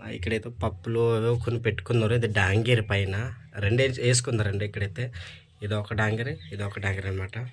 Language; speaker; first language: Telugu; non-native, local second language; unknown